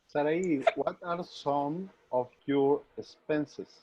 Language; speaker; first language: English; non-native, learner; Spanish